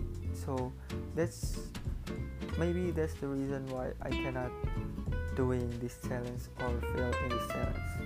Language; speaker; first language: English; non-native, learner; Indonesian